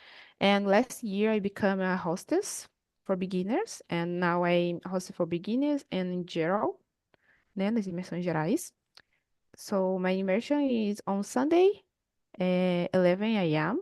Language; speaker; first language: English; non-native, learner; Portuguese